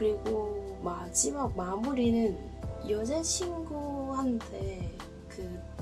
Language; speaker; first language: Korean; non-native, learner; Cantonese